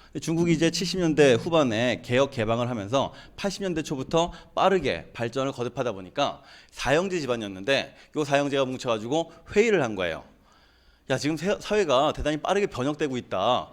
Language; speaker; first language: Korean; native; Korean